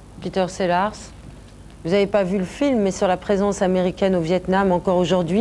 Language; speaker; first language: French; native; French